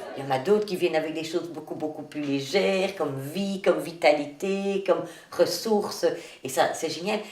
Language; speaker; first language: French; native; French